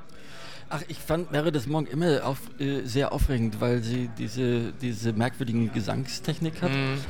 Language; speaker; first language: German; native; German